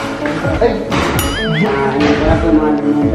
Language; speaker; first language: Filipino; native; Filipino